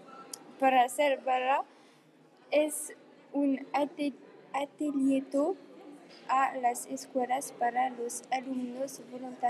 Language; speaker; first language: Spanish; non-native, learner; French